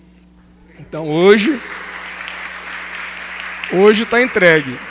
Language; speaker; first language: Portuguese; native; Portuguese